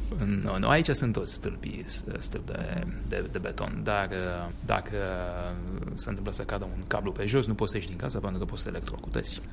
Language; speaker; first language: Romanian; native; Romanian